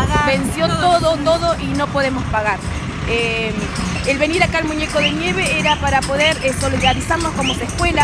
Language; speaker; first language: Spanish; native; Spanish